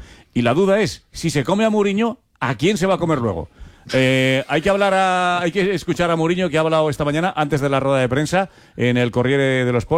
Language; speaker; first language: Spanish; native; Spanish